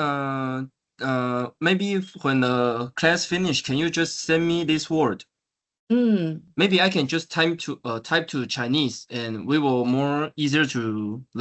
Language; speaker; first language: English; non-native, learner; Chinese